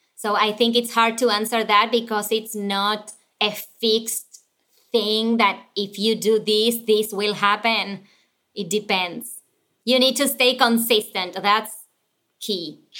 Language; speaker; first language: English; non-native, fluent; Spanish